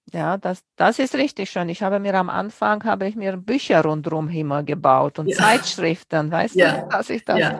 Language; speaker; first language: German; non-native, fluent; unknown